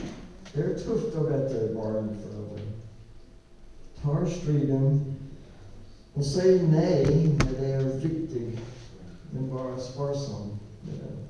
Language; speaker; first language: Swedish; non-native, learner; English